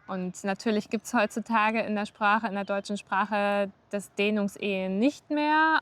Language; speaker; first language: German; native; German